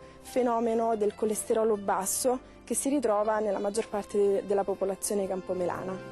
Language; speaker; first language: Italian; native; Italian